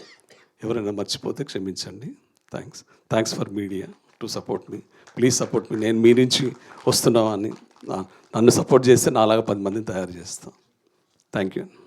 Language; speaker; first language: Telugu; native; Telugu